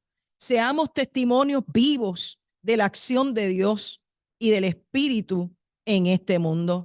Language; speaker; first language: Spanish; native; Spanish